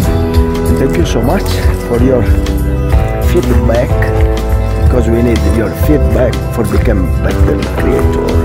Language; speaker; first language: English; non-native, learner; Italian